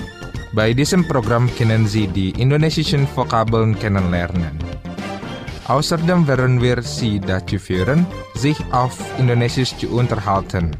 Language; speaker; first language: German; non-native, fluent; Indonesian